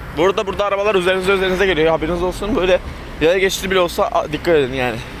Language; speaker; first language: Turkish; native; Turkish